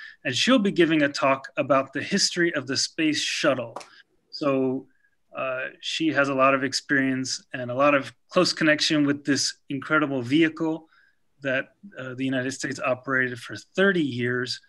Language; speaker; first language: English; native; English